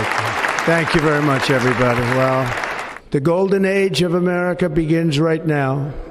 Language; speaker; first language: English; native; English